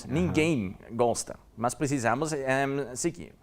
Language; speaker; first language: Portuguese; non-native, learner; German